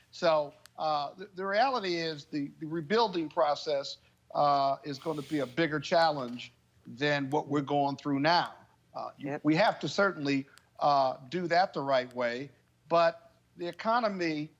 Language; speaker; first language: English; native; English